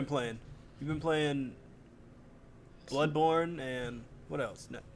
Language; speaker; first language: English; native; English